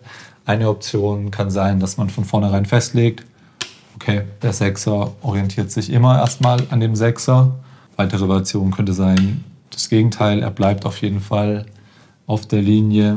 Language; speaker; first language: German; native; German